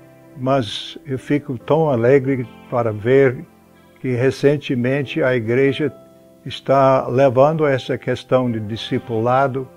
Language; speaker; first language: Portuguese; non-native, fluent; English